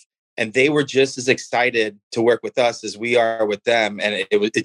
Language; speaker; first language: English; native; English